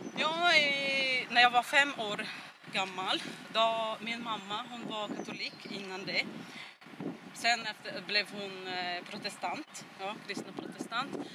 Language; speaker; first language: Swedish; non-native, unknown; Portuguese